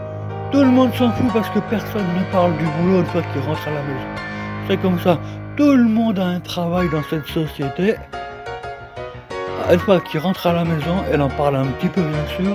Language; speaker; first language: French; native; French